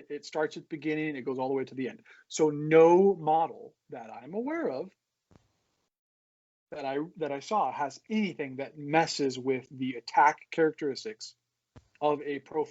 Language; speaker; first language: English; native; English